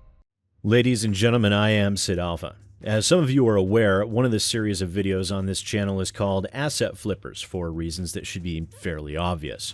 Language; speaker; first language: English; native; English